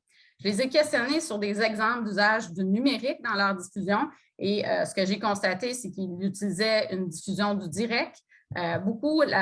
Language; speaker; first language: French; native; French